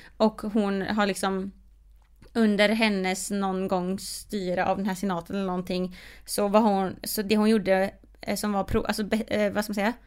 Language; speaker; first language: Swedish; native; Swedish